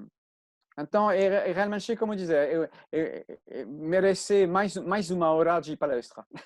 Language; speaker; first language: Portuguese; non-native, fluent; French